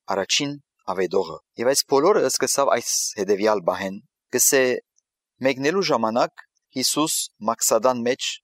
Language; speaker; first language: Armenian; early bilingual, heritage; Armenian